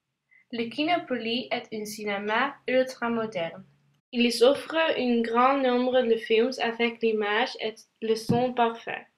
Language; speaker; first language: French; non-native, learner; Dutch